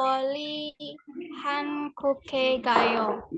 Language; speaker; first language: Korean; non-native, learner; Indonesian